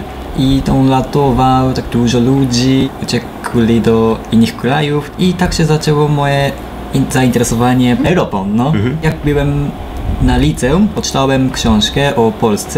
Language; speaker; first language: Polish; non-native, learner; Japanese